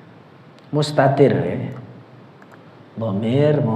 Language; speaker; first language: Arabic; non-native, fluent; Indonesian